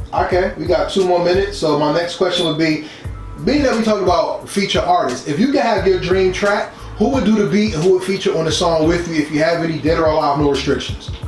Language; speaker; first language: English; native; English